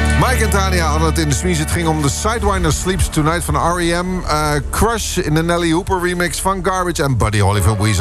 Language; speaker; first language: Dutch; native; Dutch